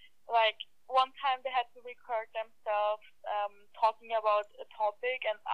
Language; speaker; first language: English; non-native, fluent; German